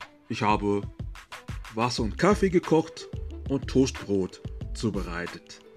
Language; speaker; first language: German; non-native, fluent; English